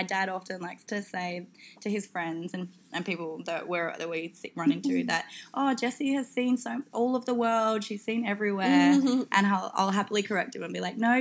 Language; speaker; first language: English; native; English